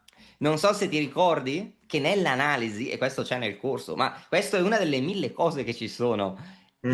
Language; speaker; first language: Italian; native; Italian